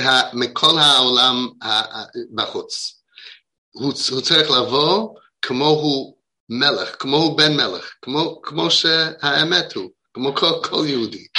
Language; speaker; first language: Hebrew; non-native, fluent; English